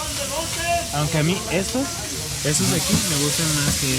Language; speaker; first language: Spanish; native; Spanish